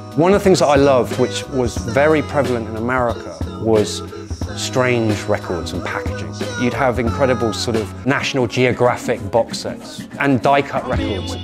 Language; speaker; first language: English; native; English